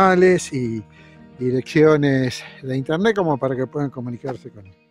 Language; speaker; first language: Spanish; native; Spanish